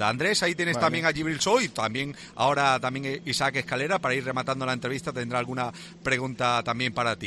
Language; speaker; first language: Spanish; native; Spanish